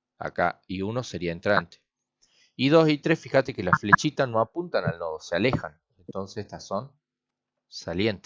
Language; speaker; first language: Spanish; native; Spanish